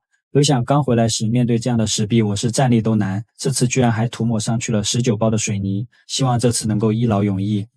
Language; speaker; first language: Chinese; native; Chinese